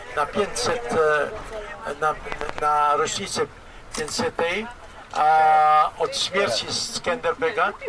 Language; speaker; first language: Polish; non-native, learner; Albanian